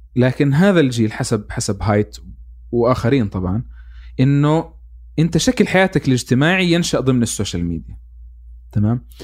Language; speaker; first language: Arabic; native; Arabic